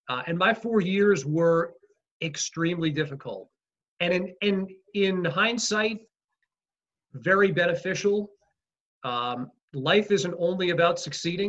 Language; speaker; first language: English; native; English